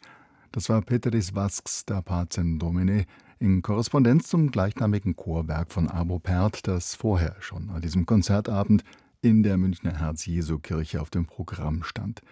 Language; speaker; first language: German; native; German